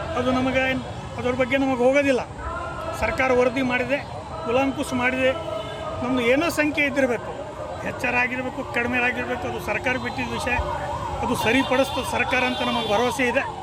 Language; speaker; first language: Kannada; non-native, local second language; Marathi